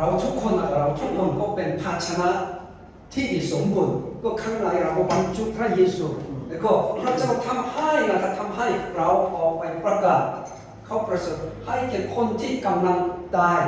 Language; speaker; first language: Thai; non-native, fluent; Korean